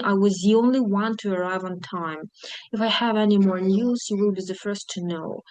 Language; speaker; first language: English; non-native, fluent; Ukrainian